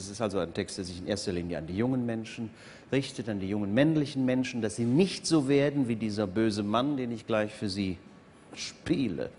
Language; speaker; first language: German; native; German